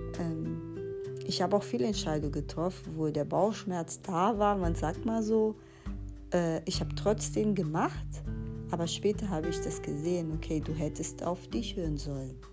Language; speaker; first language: German; non-native, fluent; Portuguese